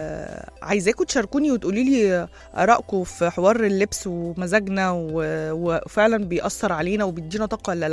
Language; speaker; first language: Arabic; native; Arabic